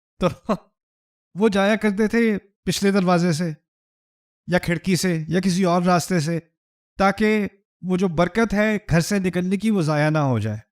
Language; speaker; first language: Urdu; early bilingual, heritage; Urdu